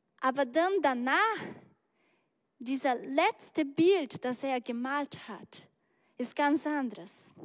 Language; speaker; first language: German; non-native, learner; Portuguese